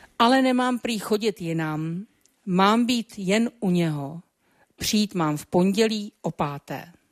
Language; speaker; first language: Czech; native; Czech